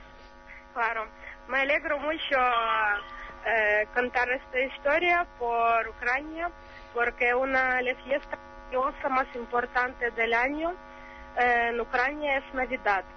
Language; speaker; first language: Spanish; non-native, learner; Ukrainian